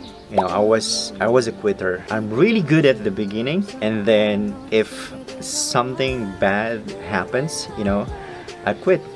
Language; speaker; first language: English; non-native, local second language; Filipino